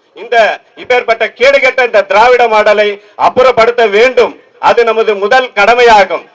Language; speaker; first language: Tamil; native; Tamil